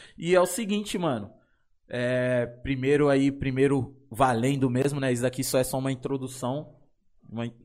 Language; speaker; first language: Portuguese; native; Portuguese